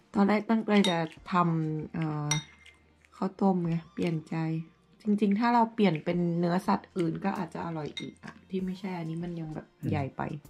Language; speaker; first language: Thai; native; Thai